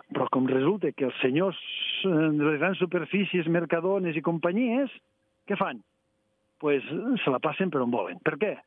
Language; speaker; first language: Catalan; native; Catalan